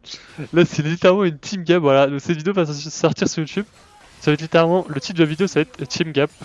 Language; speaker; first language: French; native; French